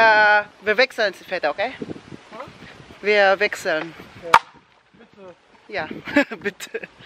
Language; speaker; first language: German; non-native, learner; Filipino